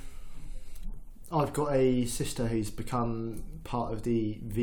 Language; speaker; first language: English; native; English